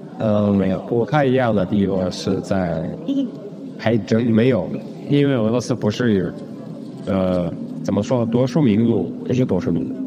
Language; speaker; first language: Chinese; non-native, fluent; Russian